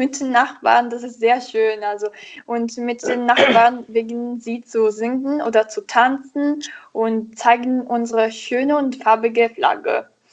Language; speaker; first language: German; non-native, learner; Italian